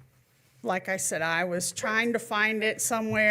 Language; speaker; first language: English; native; English